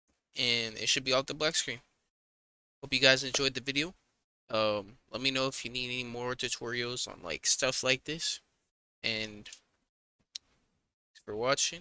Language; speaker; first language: English; native; English